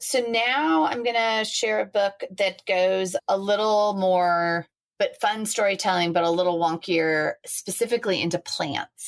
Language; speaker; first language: English; native; English